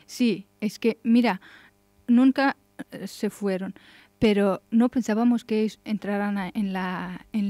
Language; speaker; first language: Spanish; non-native, learner; Persian